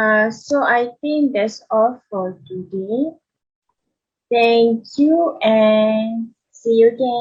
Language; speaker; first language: English; non-native, learner; Malay